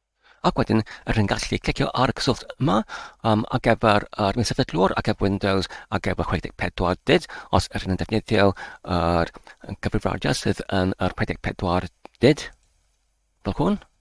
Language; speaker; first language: Welsh; non-native, learner; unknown